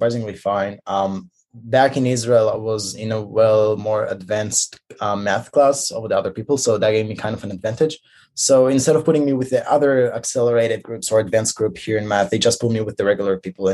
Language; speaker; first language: English; non-native, fluent; Hebrew